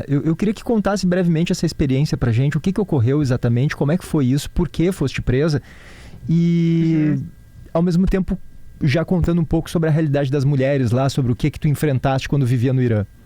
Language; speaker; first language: Portuguese; native; Portuguese